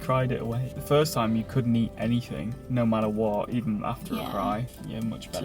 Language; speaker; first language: English; native; English